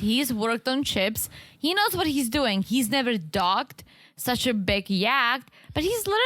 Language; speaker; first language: English; native; English